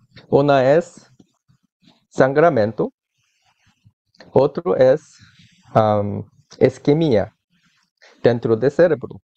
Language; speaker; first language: Spanish; non-native, learner; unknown